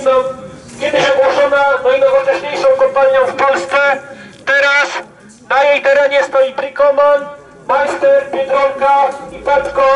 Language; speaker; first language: Polish; native; Polish